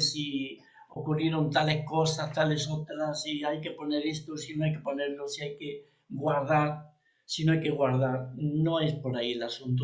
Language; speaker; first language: Spanish; native; Spanish